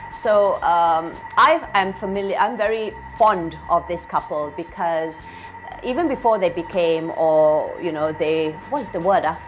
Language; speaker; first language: English; non-native, local second language; Malay